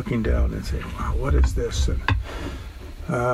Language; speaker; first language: English; native; English